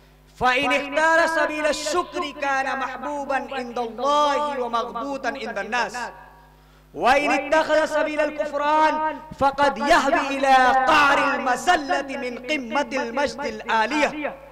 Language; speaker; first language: Arabic; non-native, learner; Urdu